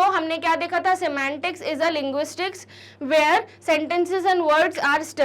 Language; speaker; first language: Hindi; native; Hindi